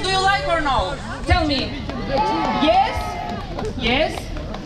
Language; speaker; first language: English; non-native, learner; Albanian